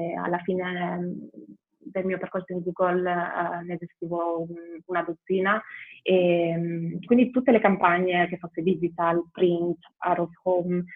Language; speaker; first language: Italian; early bilingual, other home language; Albanian